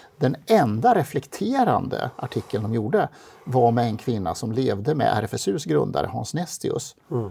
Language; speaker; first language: Swedish; native; Swedish